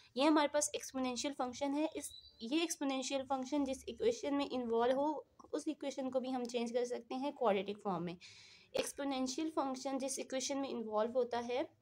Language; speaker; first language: Urdu; non-native, local second language; Punjabi